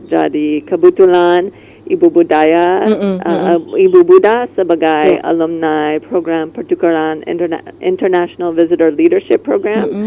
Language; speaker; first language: Indonesian; non-native, learner; English